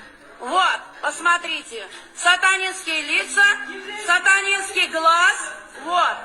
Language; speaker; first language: Russian; non-native, fluent; Armenian